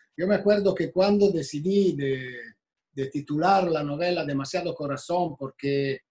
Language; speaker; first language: Spanish; non-native, fluent; Italian